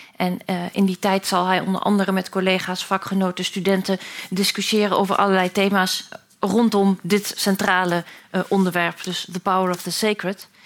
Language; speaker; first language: Dutch; native; Dutch